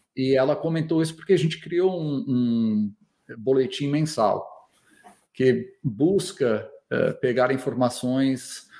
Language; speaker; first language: Portuguese; non-native, fluent; English